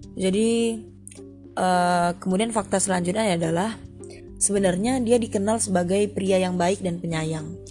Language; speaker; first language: Indonesian; non-native, fluent; English